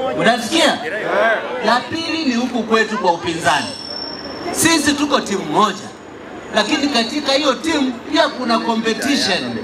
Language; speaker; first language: Swahili; non-native, local second language; Luyia